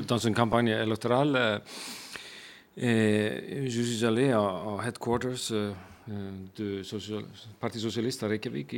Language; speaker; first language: French; non-native, fluent; Icelandic